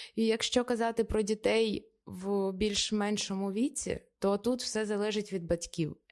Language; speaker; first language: Ukrainian; native; Ukrainian